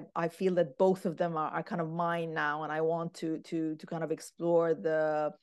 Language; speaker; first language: English; non-native, fluent; Arabic